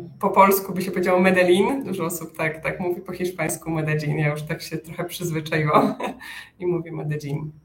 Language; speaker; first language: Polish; native; Polish